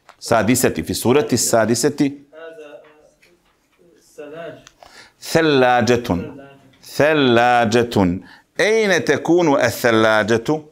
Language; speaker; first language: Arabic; non-native, fluent; Bosnian